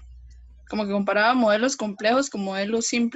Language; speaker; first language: Spanish; native; Spanish